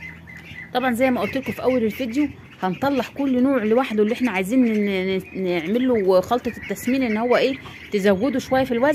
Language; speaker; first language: Arabic; native; Arabic